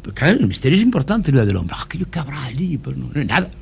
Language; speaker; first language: Spanish; non-native, local second language; Galician